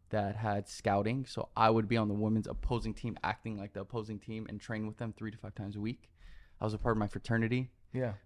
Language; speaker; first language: English; native; English